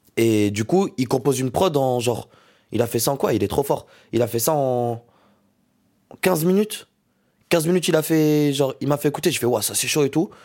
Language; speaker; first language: French; non-native, local second language; Arabic